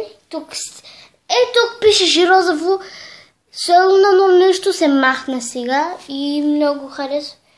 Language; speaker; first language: Bulgarian; early bilingual, heritage; Bulgarian